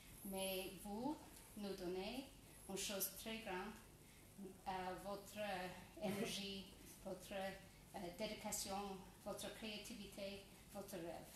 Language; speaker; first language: French; non-native, learner; English